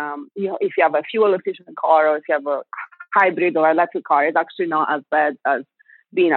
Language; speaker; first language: English; non-native, fluent; Italian